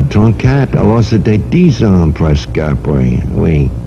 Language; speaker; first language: French; non-native, fluent; English